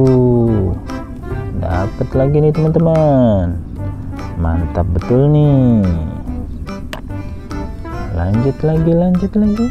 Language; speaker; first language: Indonesian; native; Indonesian